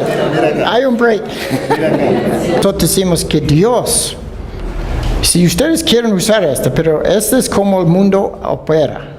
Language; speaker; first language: Spanish; non-native, fluent; Dutch